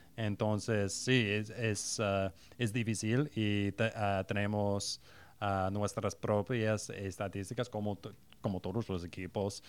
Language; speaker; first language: Spanish; non-native, learner; English